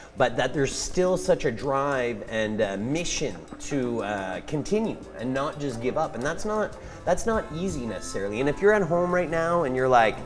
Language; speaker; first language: English; native; English